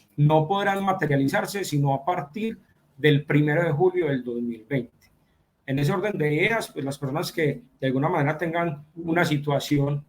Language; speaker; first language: Spanish; native; Spanish